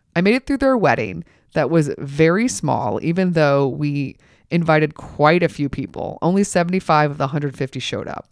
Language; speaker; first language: English; native; English